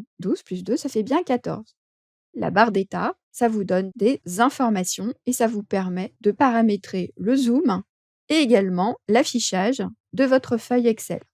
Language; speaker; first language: French; native; French